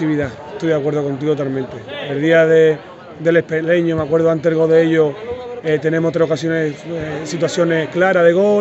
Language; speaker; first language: Spanish; native; Spanish